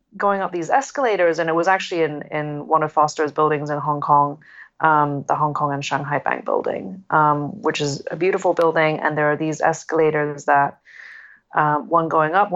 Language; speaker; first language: English; non-native, local second language; Cantonese